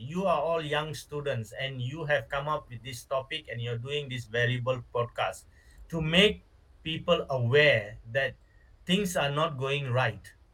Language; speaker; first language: English; non-native, local second language; Tamil